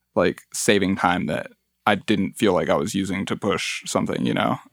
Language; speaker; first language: English; early bilingual, other home language; Spanish